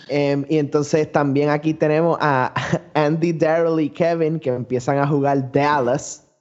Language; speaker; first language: Spanish; early bilingual, other home language; English